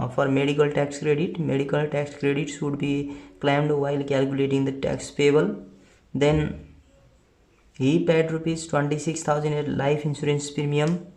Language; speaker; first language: English; non-native, local second language; Nepali